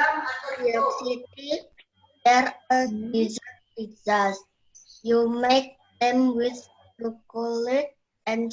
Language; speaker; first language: English; non-native, learner; Indonesian